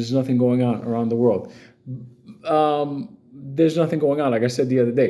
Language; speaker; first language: English; native; English